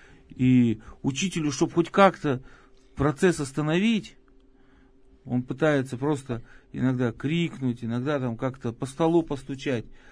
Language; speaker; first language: Russian; native; Russian